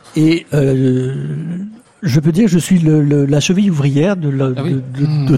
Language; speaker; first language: French; native; French